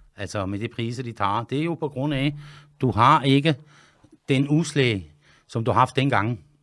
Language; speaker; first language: Danish; non-native, fluent; French